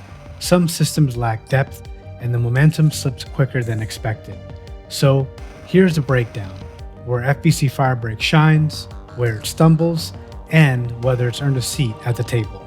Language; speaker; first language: English; native; English